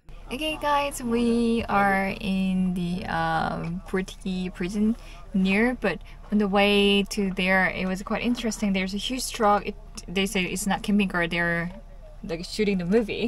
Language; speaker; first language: English; non-native, fluent; Korean